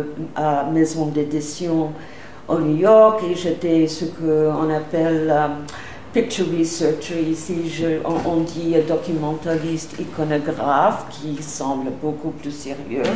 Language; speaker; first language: French; non-native, fluent; English